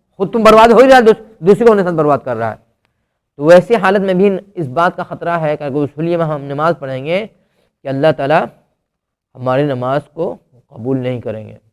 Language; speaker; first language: Urdu; native; Urdu